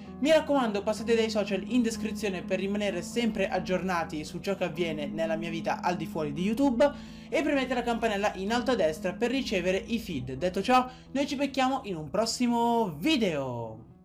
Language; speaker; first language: Italian; native; Italian